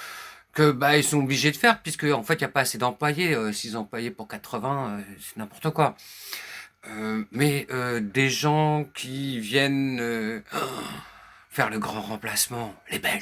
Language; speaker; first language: French; native; French